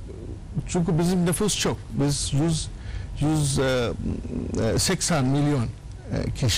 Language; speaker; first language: Turkish; non-native, learner; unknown